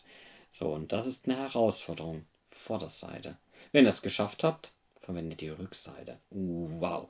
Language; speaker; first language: German; native; German